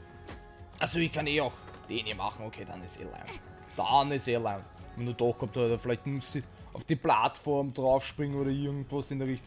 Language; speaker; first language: German; native; German